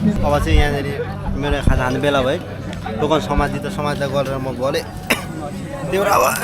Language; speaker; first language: Nepali; native; Nepali